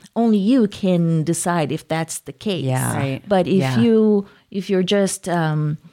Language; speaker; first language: English; non-native, fluent; Portuguese